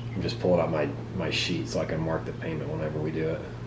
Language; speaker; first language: English; native; English